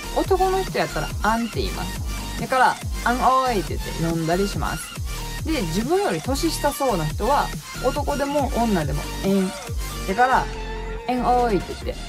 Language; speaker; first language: Japanese; early bilingual, other home language; Vietnamese